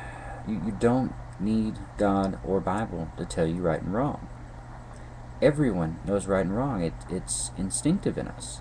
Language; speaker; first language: English; native; English